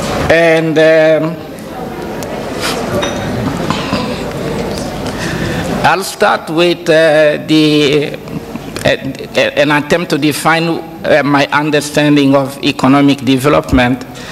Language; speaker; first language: English; non-native, fluent; Kongo